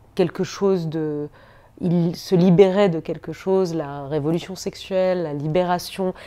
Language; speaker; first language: French; native; French